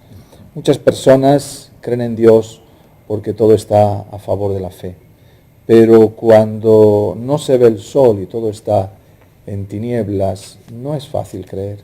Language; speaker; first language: Spanish; native; Spanish